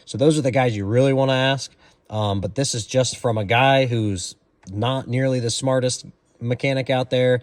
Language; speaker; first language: English; native; English